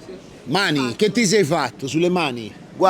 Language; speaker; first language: Italian; native; Italian